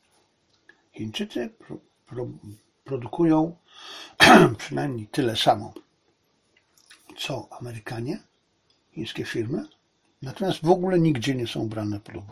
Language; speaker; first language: Polish; native; Polish